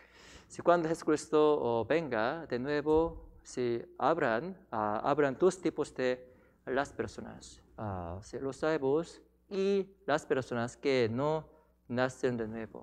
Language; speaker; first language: Spanish; non-native, learner; Korean